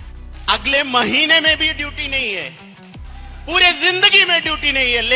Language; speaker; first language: Hindi; non-native, fluent; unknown